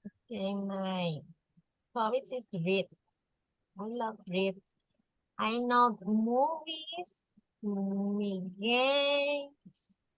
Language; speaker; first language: English; non-native, learner; Spanish